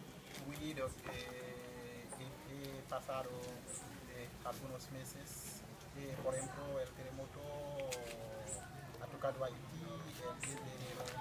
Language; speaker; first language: Spanish; non-native, fluent; Haitian Creole